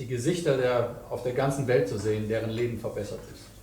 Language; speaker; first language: German; native; German